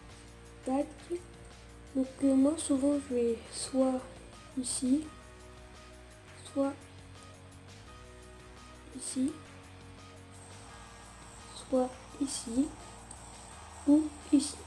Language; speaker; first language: French; native; French